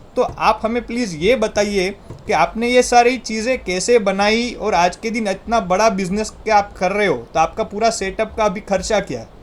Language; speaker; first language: Hindi; non-native, local second language; Gujarati